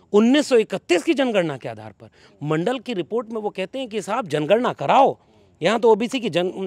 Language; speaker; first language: Hindi; native; Hindi